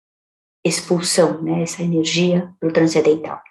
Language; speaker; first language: Portuguese; native; Portuguese